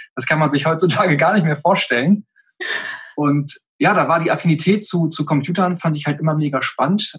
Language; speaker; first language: German; native; German